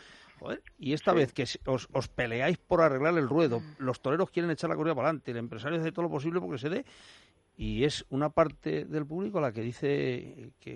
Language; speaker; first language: Spanish; native; Spanish